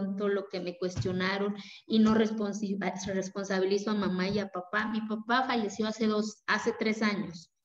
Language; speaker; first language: Spanish; non-native, local second language; Zapotec